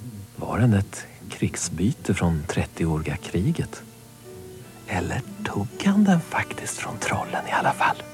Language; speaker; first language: Swedish; native; Swedish